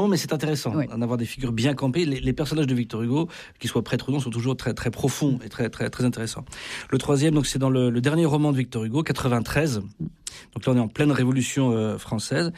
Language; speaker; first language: French; native; French